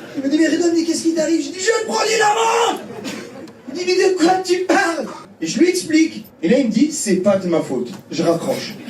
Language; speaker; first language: French; early bilingual, other home language; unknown